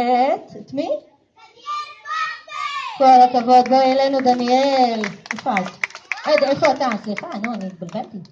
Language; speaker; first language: Hebrew; native; Hebrew